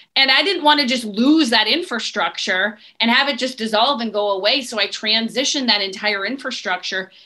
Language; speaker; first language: English; native; English